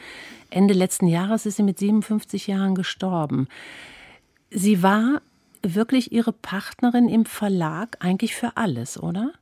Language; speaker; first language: German; native; German